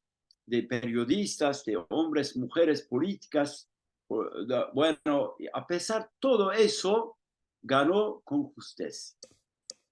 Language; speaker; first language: Spanish; non-native, fluent; Turkish